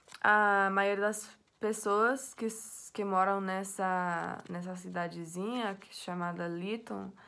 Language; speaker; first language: Portuguese; non-native, fluent; English